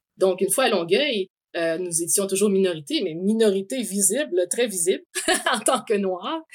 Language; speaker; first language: French; native; French